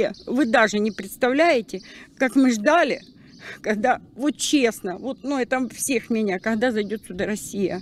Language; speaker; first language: Russian; native; Russian